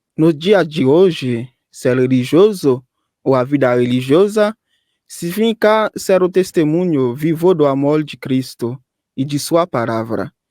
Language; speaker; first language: Portuguese; non-native, fluent; Haitian Creole